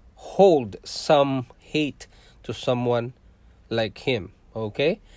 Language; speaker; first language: English; non-native, local second language; Cebuano